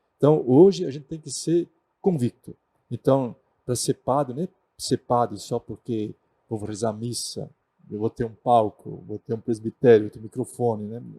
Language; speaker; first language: Portuguese; non-native, local second language; German